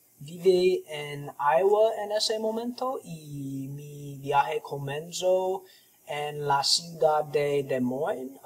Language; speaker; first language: Spanish; non-native, learner; English